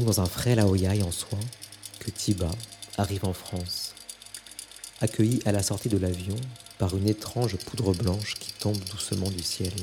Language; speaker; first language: French; native; French